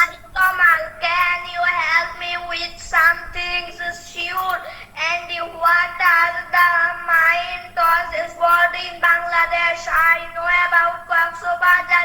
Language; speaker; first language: English; non-native, learner; Bangla